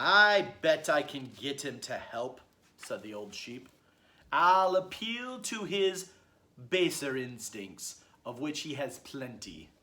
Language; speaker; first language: English; native; English